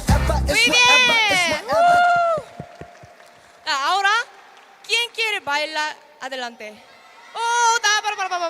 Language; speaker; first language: Spanish; non-native, learner; Korean